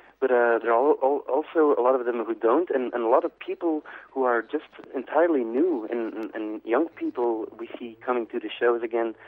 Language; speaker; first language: English; non-native, fluent; Dutch